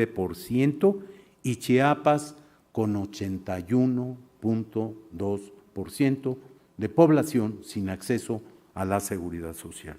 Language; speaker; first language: Spanish; native; Spanish